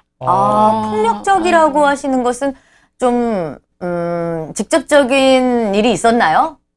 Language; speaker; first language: Korean; native; Korean